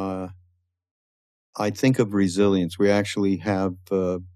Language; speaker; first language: English; native; English